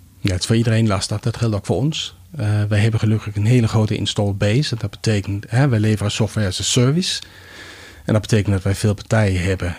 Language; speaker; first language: Dutch; non-native, fluent; Danish